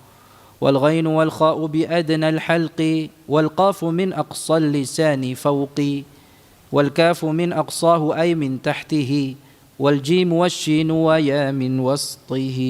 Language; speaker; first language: Arabic; non-native, fluent; Indonesian